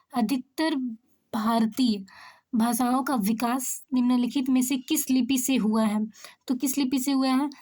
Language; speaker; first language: Hindi; native; Hindi